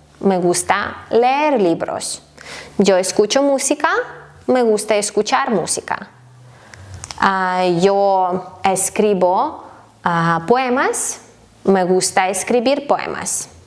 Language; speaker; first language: Spanish; non-native, fluent; Ukrainian